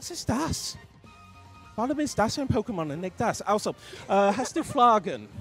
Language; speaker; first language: German; non-native, fluent; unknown